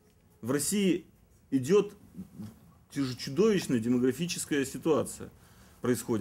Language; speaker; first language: Russian; native; Russian